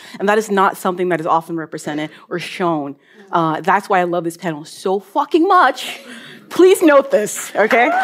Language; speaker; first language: English; non-native, fluent; Norwegian